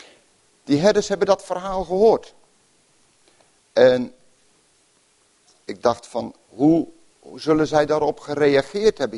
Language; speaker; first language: Dutch; native; Dutch